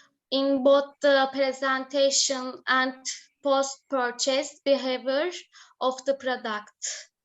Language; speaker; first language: English; non-native, learner; Turkish